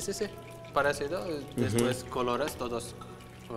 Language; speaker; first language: Spanish; non-native, learner; Turkish